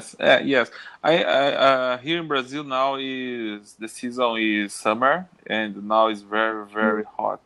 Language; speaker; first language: English; non-native, learner; Portuguese